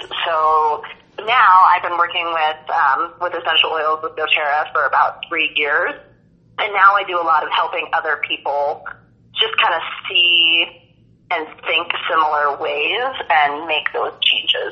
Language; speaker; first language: English; native; English